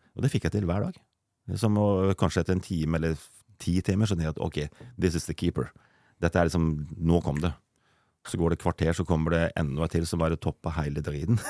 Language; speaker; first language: Norwegian; native; Norwegian